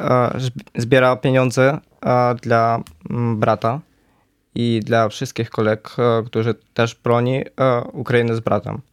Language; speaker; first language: Polish; non-native, learner; Ukrainian